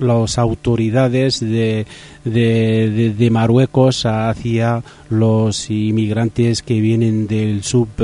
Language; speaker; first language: Spanish; non-native, fluent; Riffian